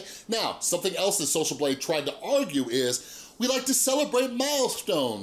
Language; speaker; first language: English; native; English